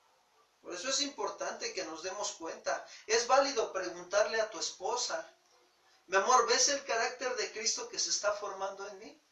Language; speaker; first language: Spanish; native; Spanish